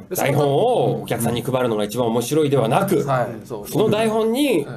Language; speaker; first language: Japanese; native; Japanese